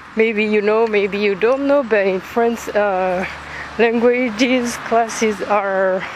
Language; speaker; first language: English; non-native, fluent; French